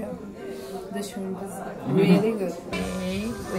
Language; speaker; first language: English; non-native, fluent; Portuguese